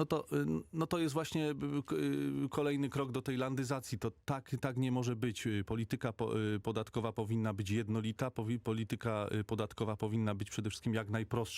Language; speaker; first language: Polish; native; Polish